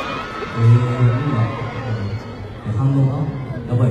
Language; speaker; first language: Japanese; non-native, fluent; Korean